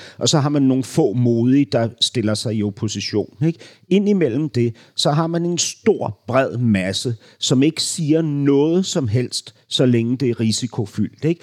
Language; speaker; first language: Danish; native; Danish